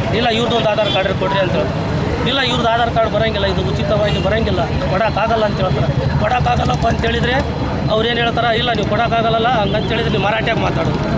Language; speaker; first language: Kannada; native; Kannada